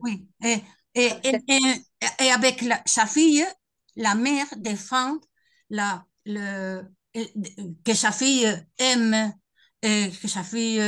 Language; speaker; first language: French; non-native, learner; Spanish